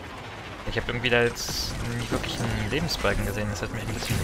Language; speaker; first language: German; native; German